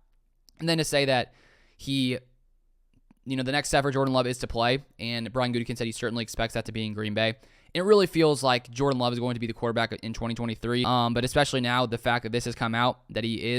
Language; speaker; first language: English; native; English